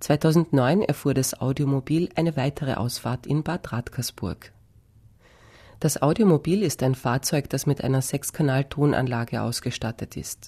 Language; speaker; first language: German; native; German